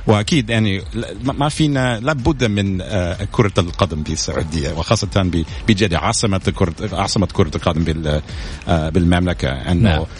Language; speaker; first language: Arabic; non-native, fluent; English